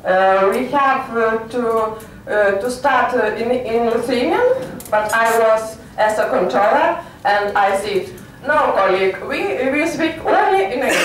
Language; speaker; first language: English; non-native, learner; Lithuanian